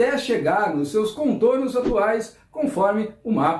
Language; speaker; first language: Portuguese; native; Portuguese